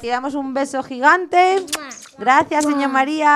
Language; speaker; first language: Spanish; native; Spanish